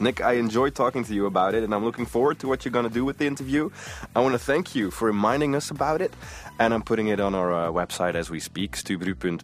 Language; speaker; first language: English; non-native, fluent; Dutch